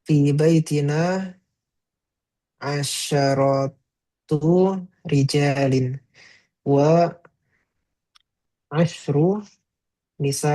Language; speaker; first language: Arabic; non-native, learner; Indonesian